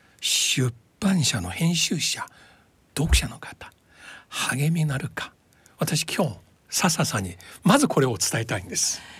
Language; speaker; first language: Japanese; non-native, fluent; Chinese